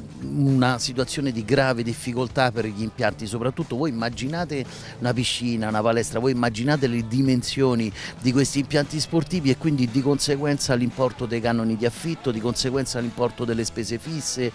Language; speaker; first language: Italian; native; Italian